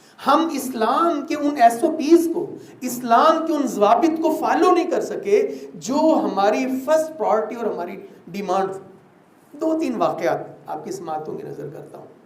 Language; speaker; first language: Urdu; non-native, local second language; Punjabi